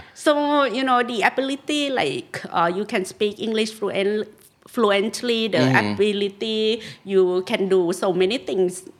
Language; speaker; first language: English; non-native, fluent; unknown